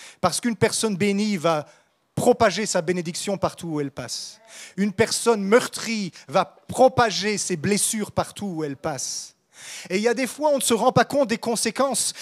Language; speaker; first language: French; native; French